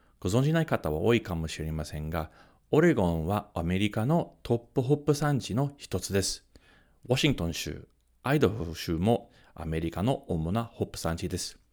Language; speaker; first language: Japanese; non-native, fluent; English